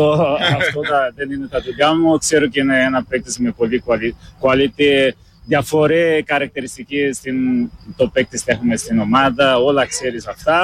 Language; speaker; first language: Greek; non-native, learner; Portuguese